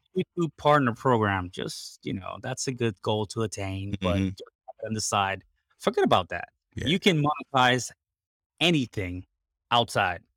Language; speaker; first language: English; non-native, fluent; Spanish